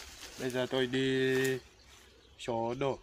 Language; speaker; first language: Vietnamese; non-native, learner; Portuguese